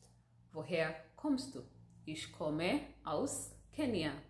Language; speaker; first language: German; non-native, learner; Gusii